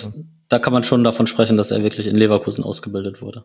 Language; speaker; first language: German; native; German